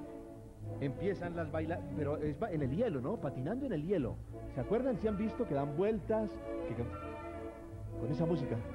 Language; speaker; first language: Spanish; native; Spanish